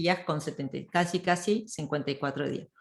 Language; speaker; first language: Spanish; native; Spanish